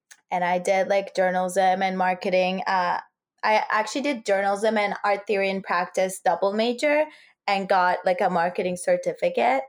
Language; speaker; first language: English; non-native, fluent; Turkish